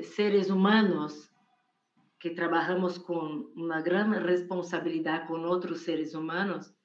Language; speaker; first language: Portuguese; non-native, fluent; Spanish